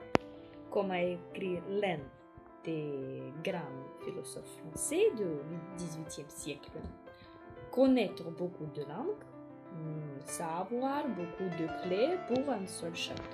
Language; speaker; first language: French; non-native, fluent; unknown